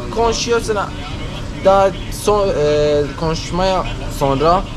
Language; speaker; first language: Turkish; non-native, fluent; Kurdish